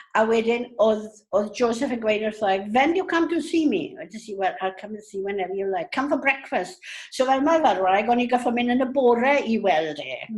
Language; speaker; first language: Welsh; native; Welsh